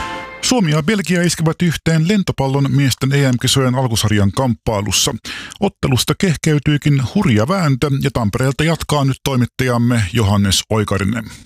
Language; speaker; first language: Finnish; native; Finnish